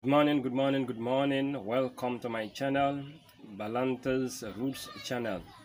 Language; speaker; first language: English; non-native, fluent; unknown